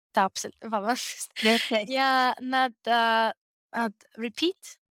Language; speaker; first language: Estonian; non-native, learner; Greek